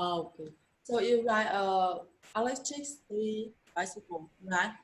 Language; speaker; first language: English; non-native, learner; Vietnamese